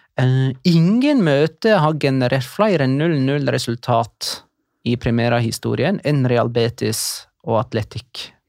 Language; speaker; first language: Norwegian; native; Norwegian